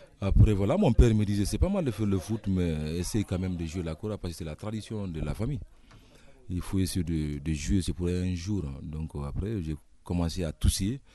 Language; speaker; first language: French; non-native, local second language; Mandingo